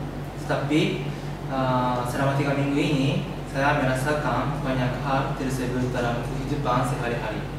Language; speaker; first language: Indonesian; non-native, learner; Japanese